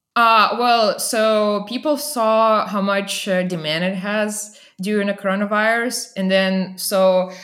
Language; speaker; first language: English; non-native, fluent; Russian